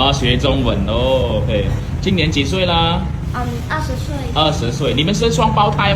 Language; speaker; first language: Chinese; non-native, fluent; Khmer